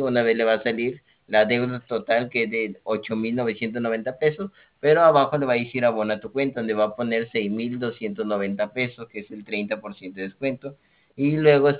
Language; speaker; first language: Spanish; native; Spanish